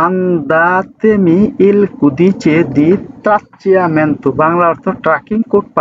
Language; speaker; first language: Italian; non-native, learner; Bangla